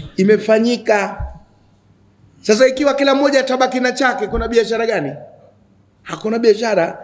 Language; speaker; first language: Swahili; native; Swahili